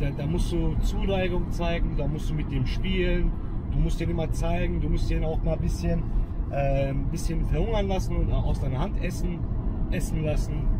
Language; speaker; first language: German; early bilingual, other home language; Turkish